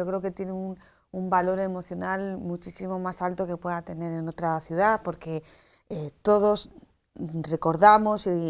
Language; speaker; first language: Spanish; native; Spanish